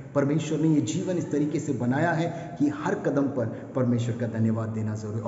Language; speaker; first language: Hindi; non-native, local second language; Kannada